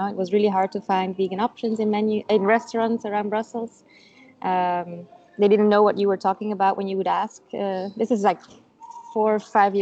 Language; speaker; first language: English; non-native, fluent; Dutch